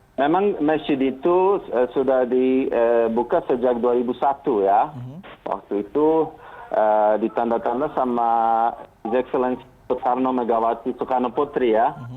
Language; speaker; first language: Indonesian; non-native, fluent; Bosnian